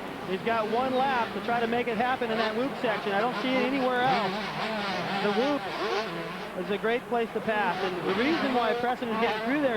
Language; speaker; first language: English; native; English